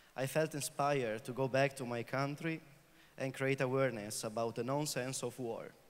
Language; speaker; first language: English; non-native, fluent; Italian